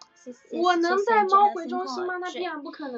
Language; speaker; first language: Chinese; native; Chinese